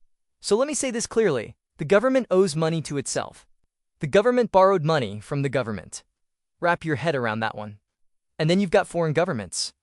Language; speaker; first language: English; native; English